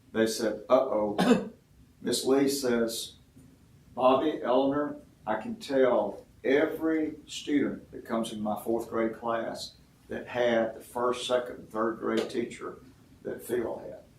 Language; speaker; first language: English; native; English